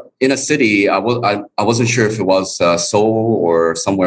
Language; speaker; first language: English; early bilingual, other home language; Korean